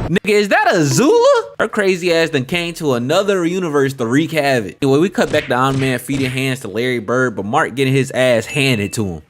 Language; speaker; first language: English; native; English